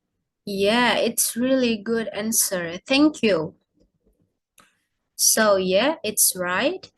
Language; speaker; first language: English; non-native, learner; Indonesian